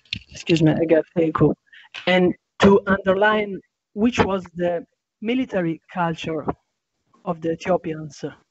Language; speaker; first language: English; non-native, fluent; Italian